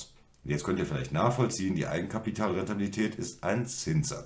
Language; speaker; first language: German; native; German